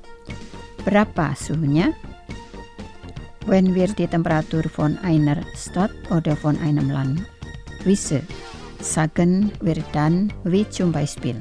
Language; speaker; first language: German; non-native, fluent; Indonesian